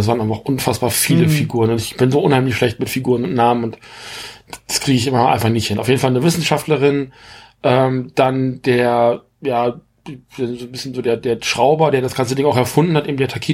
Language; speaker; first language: German; native; German